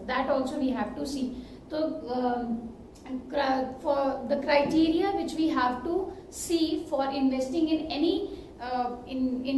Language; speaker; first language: English; non-native, local second language; Hindi